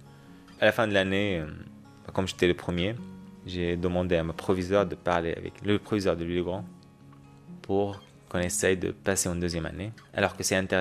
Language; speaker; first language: French; non-native, fluent; Arabic